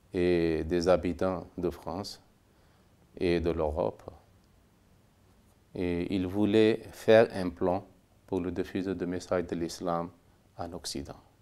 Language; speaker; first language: French; non-native, fluent; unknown